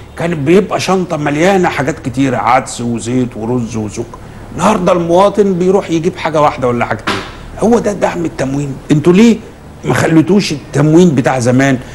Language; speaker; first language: Egyptian Arabic; native; Egyptian Arabic